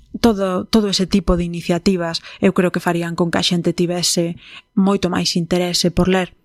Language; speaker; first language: Galician; non-native, local second language; Spanish